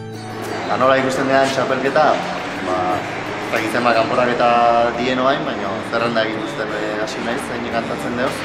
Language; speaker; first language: Basque; native; Basque